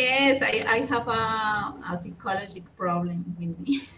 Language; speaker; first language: English; non-native, learner; Spanish